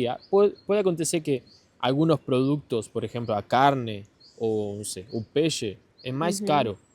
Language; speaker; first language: Portuguese; non-native, learner; Spanish